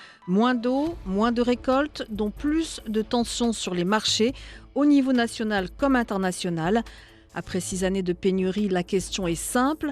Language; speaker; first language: French; non-native, local second language; Arabic